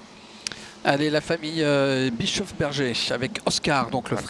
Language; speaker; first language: French; native; French